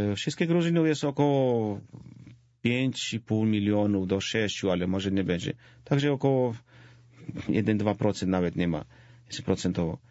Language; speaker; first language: Polish; non-native, fluent; Georgian